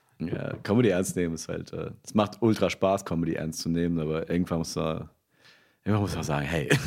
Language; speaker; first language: German; early bilingual, other home language; Russian